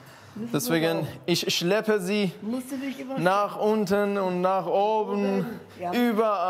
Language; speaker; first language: German; non-native, learner; Persian